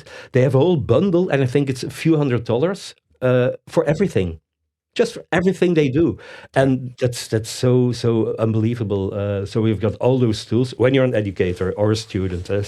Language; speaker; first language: English; non-native, fluent; Dutch